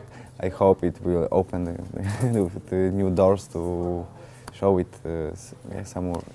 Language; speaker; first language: English; non-native, fluent; Polish